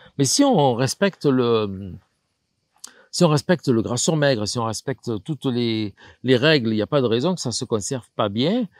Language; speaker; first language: French; native; French